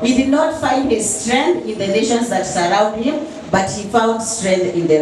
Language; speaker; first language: English; non-native, fluent; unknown